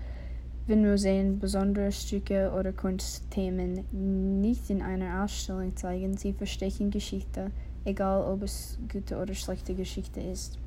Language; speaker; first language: German; non-native, learner; English